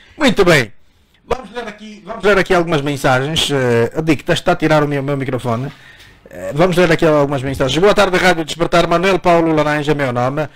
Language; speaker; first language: Portuguese; native; Portuguese